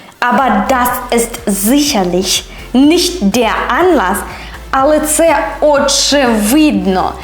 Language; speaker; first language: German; non-native, fluent; Ukrainian